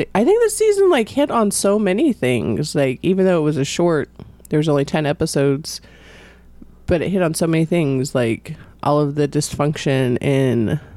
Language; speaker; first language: English; native; English